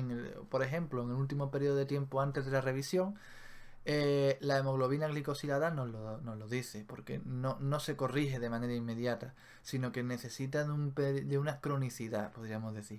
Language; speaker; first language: Spanish; native; Spanish